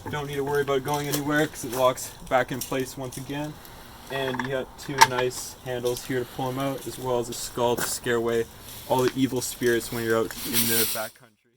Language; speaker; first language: English; native; English